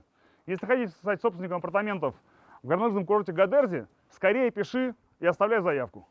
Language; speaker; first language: Russian; native; Russian